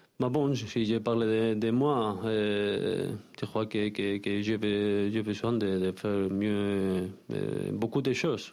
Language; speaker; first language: French; non-native, learner; Spanish